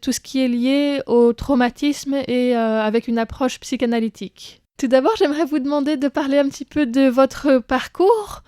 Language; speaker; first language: French; native; French